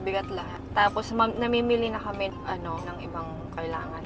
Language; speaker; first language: Filipino; native; Filipino